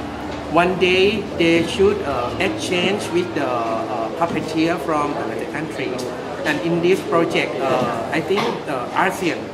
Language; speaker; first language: English; non-native, learner; Thai